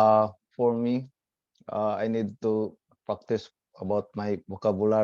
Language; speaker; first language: English; non-native, learner; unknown